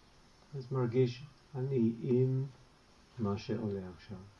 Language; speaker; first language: Hebrew; non-native, fluent; English